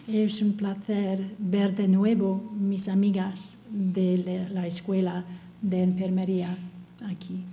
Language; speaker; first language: Spanish; non-native, learner; English